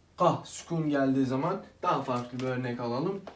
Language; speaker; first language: Turkish; non-native, fluent; Arabic